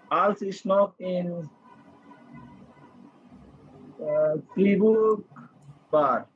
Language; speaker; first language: German; non-native, learner; Bangla